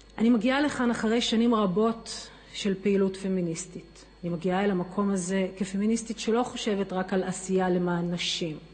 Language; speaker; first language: Hebrew; native; Hebrew